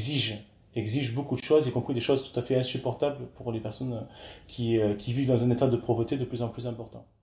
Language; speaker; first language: French; native; French